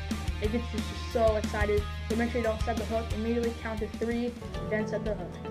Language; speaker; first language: English; native; English